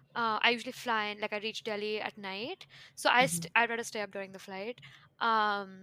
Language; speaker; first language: English; non-native, local second language; Hindi